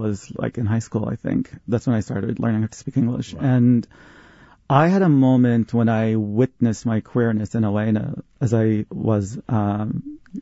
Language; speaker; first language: English; non-native, fluent; Arabic